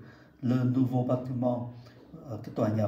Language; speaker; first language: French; non-native, fluent; Vietnamese